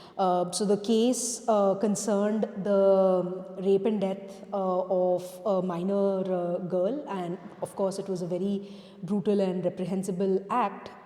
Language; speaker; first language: English; non-native, local second language; Hindi